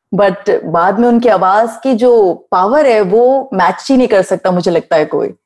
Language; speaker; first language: Hindi; native; Hindi